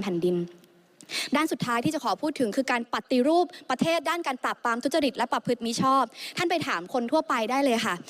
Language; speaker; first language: Thai; native; Thai